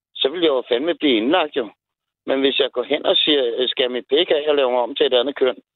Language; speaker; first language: Danish; native; Danish